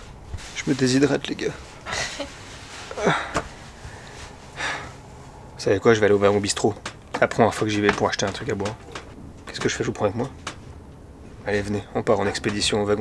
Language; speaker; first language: French; native; French